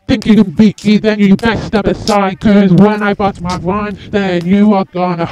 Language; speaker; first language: English; native; English